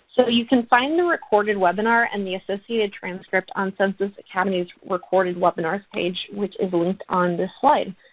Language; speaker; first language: English; native; English